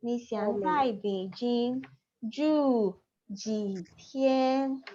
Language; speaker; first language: Chinese; non-native, fluent; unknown